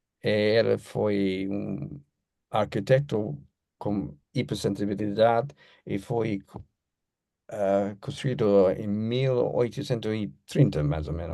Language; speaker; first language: Portuguese; non-native, learner; English